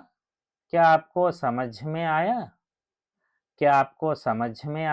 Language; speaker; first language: Hindi; non-native, local second language; Telugu